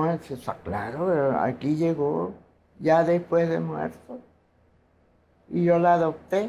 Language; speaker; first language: Spanish; non-native, local second language; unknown